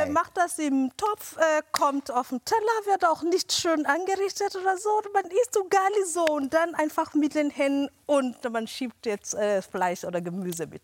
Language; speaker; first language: German; non-native, fluent; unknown